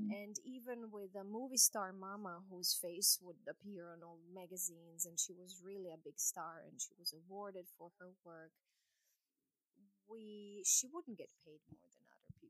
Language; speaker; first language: English; non-native, fluent; Croatian